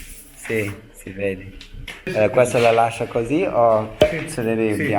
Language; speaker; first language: Italian; non-native, learner; English